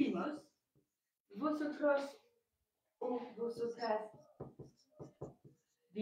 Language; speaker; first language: Spanish; non-native, learner; French